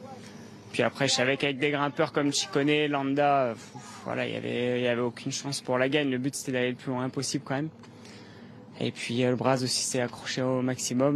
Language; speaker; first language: French; native; French